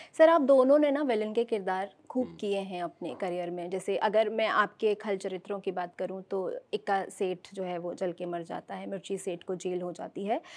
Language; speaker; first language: Hindi; native; Hindi